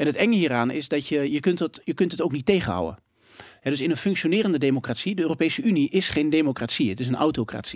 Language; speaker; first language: Dutch; native; Dutch